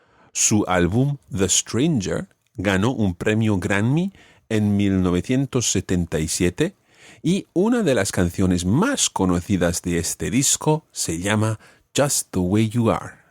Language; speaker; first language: Spanish; non-native, fluent; English